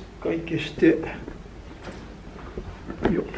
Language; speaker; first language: Japanese; native; Japanese